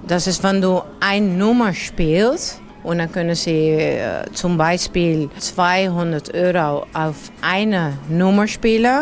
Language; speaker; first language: German; non-native, learner; Dutch